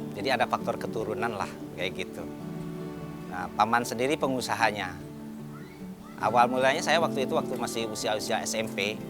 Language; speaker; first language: Indonesian; non-native, local second language; Sundanese